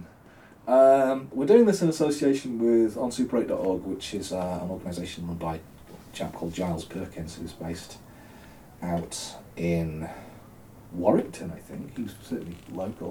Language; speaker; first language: English; native; English